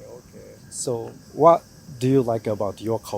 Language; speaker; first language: English; non-native, learner; Japanese